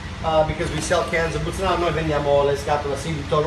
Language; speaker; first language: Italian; non-native, fluent; English